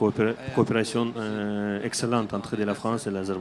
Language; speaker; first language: French; non-native, learner; Azerbaijani